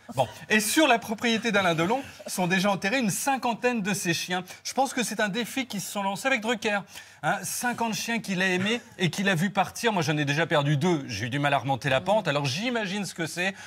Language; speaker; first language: French; native; French